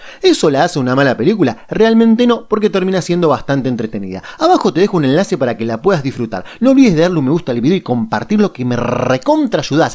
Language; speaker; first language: Spanish; native; Spanish